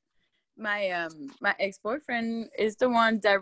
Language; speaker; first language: English; non-native, fluent; French